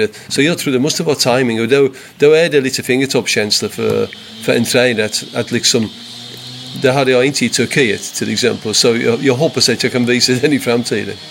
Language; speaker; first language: Swedish; non-native, fluent; English